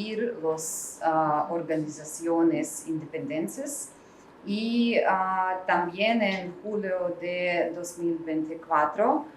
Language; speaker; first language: Spanish; non-native, learner; Russian